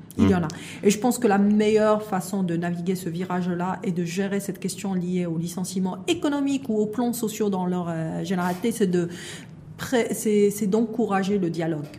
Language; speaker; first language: French; non-native, local second language; Arabic